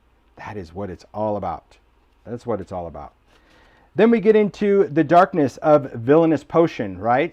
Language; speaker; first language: English; native; English